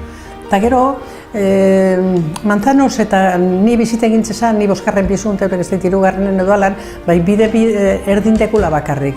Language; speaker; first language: Basque; native; Basque